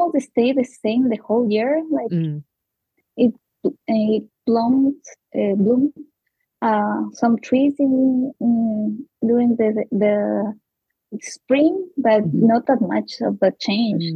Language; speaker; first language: English; non-native, learner; Spanish